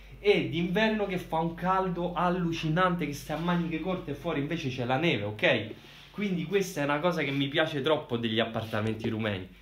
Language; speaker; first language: Italian; native; Italian